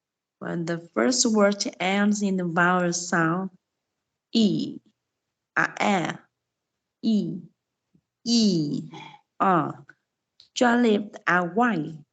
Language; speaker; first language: English; non-native, learner; Vietnamese